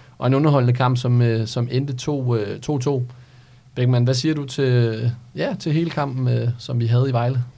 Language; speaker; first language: Danish; early bilingual, other home language; Serbian